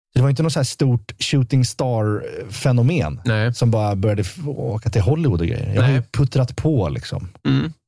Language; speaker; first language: Swedish; native; Swedish